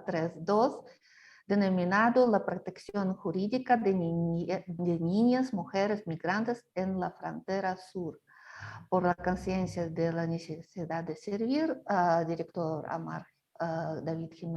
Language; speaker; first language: Spanish; non-native, fluent; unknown